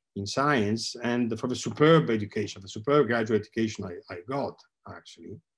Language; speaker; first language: English; non-native, fluent; Italian